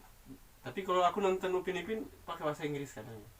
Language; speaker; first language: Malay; non-native, local second language; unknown